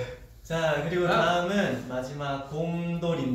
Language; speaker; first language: Korean; native; Korean